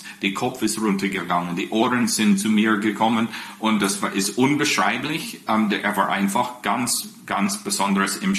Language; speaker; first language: German; non-native, fluent; English